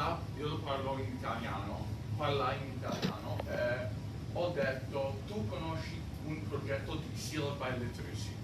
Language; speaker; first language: Italian; non-native, learner; English